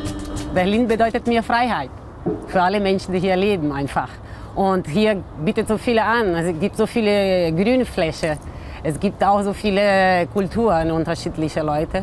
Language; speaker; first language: German; non-native, fluent; Portuguese